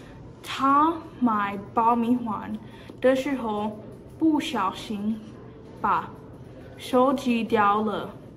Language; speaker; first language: Chinese; non-native, learner; English